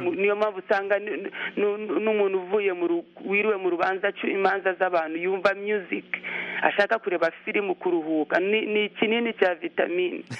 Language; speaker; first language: Kinyarwanda; early bilingual, heritage; Kinyarwanda